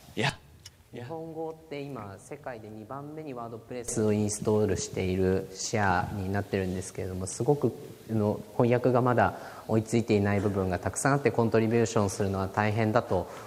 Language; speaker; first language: Japanese; native; Japanese